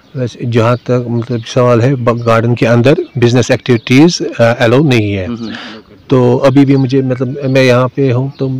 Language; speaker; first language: Hindi; non-native, local second language; Kashmiri